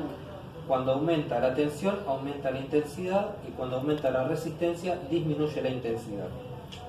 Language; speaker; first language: Spanish; native; Spanish